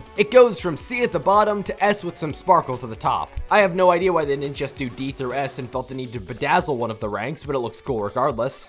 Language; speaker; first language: English; native; English